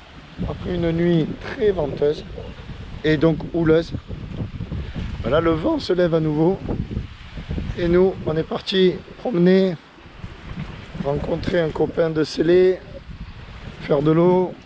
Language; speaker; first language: French; native; French